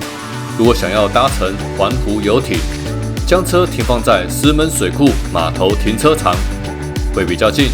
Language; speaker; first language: Chinese; native; Chinese